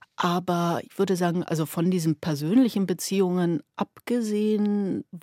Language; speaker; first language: German; native; German